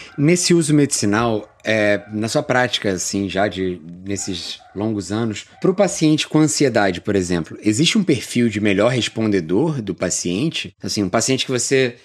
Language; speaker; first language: Portuguese; native; Portuguese